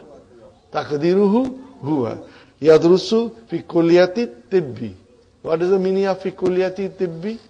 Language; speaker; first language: Arabic; non-native, fluent; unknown